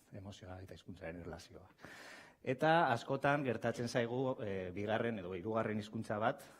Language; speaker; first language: Basque; non-native, local second language; Spanish